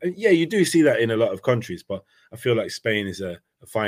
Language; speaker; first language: English; native; English